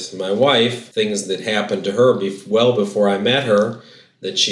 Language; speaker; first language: English; native; English